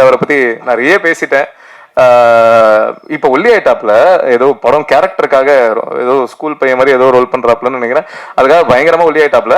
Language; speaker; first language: Tamil; native; Tamil